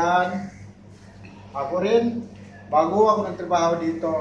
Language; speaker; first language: Filipino; non-native, local second language; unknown